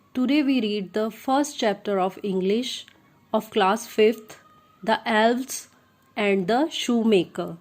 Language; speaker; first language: English; non-native, local second language; Punjabi